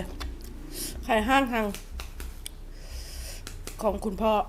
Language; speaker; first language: Thai; non-native, local second language; Northeastern Thai